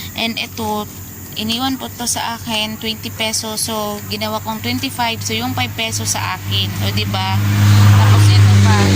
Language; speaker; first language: Filipino; non-native, local second language; Cebuano